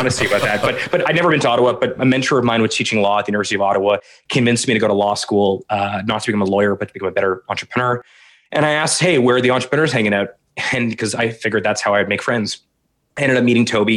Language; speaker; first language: English; native; English